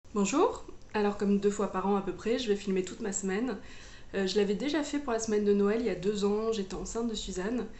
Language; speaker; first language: French; native; French